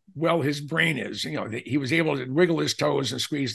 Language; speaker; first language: English; native; English